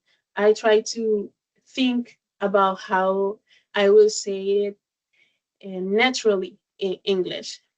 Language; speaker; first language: English; non-native, learner; Spanish